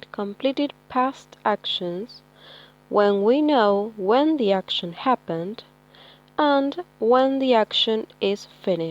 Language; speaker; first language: English; non-native, fluent; Spanish